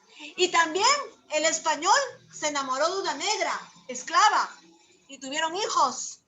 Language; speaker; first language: Spanish; native; Spanish